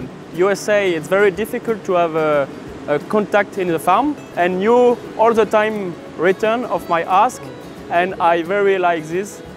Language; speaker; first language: English; non-native, learner; French